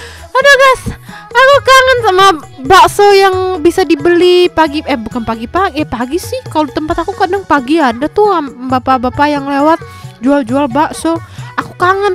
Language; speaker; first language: Indonesian; native; Indonesian